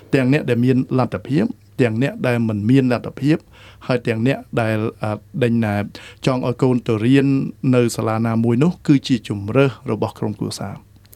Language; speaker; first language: Khmer; native; Khmer